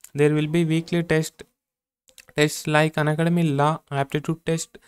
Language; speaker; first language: English; non-native, local second language; Telugu